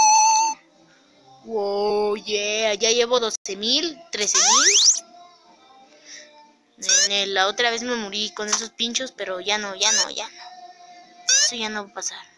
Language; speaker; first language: Spanish; native; Spanish